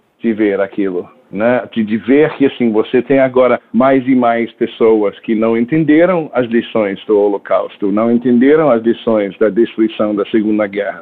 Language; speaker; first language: Portuguese; non-native, fluent; German